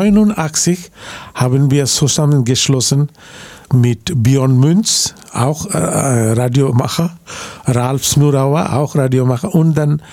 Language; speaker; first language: German; non-native, learner; Bangla